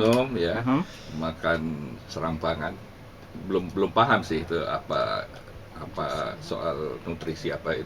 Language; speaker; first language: Indonesian; non-native, local second language; Javanese